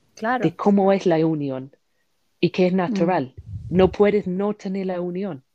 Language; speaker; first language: Spanish; non-native, fluent; English